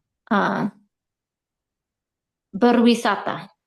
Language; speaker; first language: Indonesian; non-native, learner; English